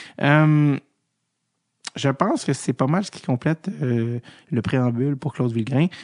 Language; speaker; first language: French; native; French